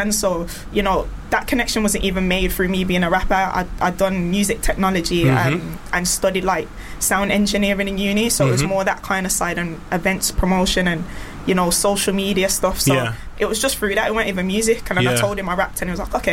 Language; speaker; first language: English; native; English